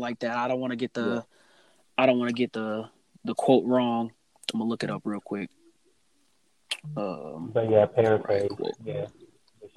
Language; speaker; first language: English; native; English